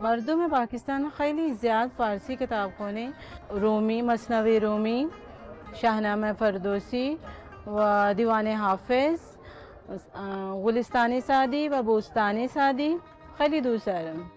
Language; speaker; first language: Persian; non-native, learner; Urdu